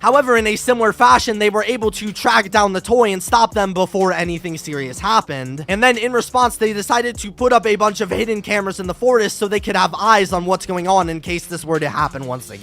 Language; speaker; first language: English; native; English